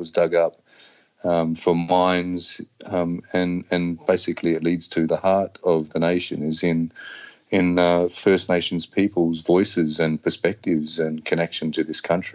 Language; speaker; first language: English; native; English